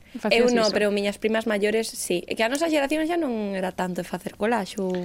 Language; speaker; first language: Galician; native; Galician